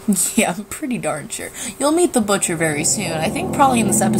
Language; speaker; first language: English; native; English